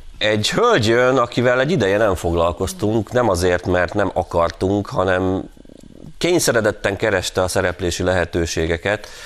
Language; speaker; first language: Hungarian; native; Hungarian